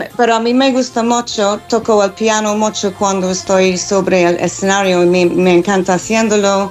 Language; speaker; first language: Spanish; non-native, fluent; English